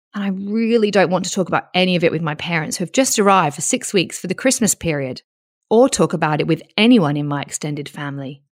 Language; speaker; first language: English; native; English